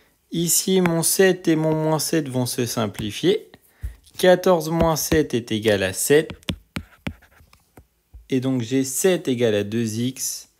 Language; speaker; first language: French; native; French